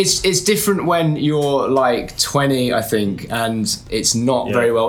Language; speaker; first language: English; native; English